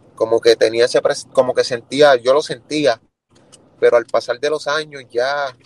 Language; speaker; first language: Spanish; native; Spanish